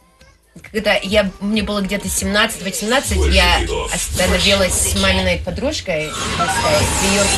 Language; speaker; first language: Russian; early bilingual, heritage; Russian